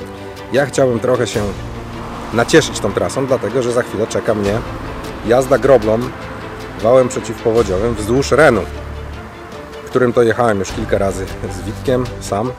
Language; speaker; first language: Polish; native; Polish